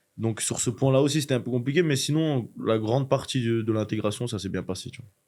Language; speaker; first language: French; early bilingual, other home language; Chechen